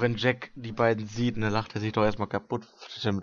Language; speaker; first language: German; native; German